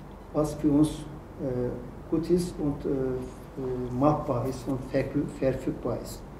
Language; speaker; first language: German; non-native, learner; Turkish